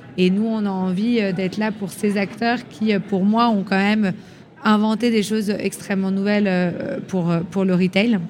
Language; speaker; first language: French; native; French